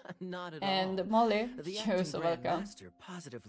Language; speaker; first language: English; non-native, learner; Swedish